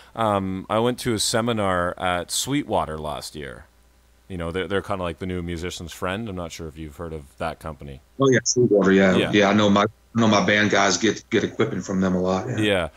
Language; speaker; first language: English; native; English